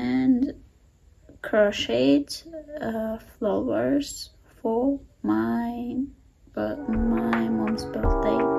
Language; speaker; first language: English; non-native, learner; Russian